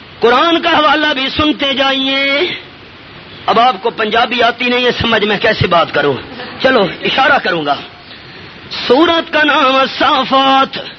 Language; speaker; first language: Urdu; non-native, local second language; Pashto